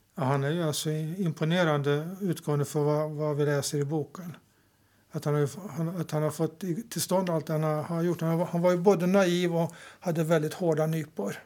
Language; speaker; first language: Swedish; native; Swedish